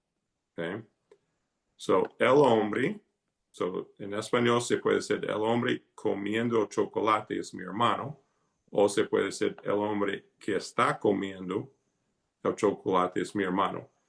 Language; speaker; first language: Spanish; early bilingual, heritage; Spanish